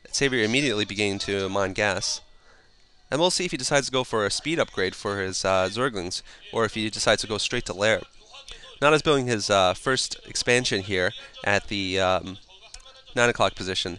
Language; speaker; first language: English; native; English